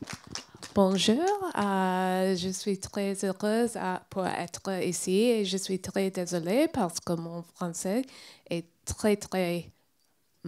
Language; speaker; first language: French; non-native, learner; English